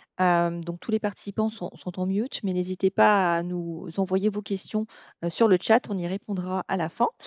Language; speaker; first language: French; native; French